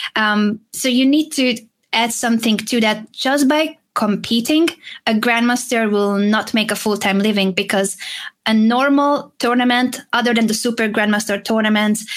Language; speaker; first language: English; non-native, fluent; Hungarian